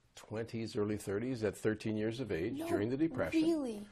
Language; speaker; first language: English; native; English